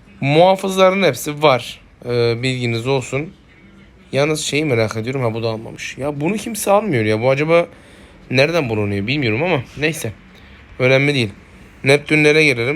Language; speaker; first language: Turkish; native; Turkish